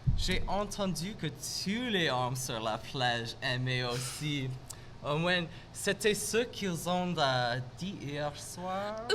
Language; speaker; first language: French; non-native, local second language; English